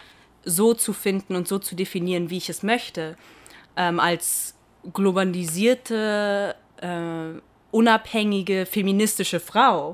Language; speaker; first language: German; early bilingual, heritage; Portuguese